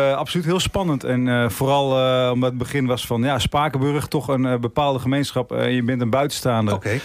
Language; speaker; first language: Dutch; native; Dutch